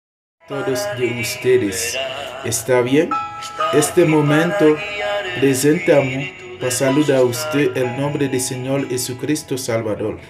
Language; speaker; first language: Spanish; non-native, learner; Haitian Creole